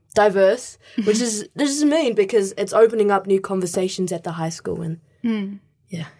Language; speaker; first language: English; early bilingual, other home language; Spanish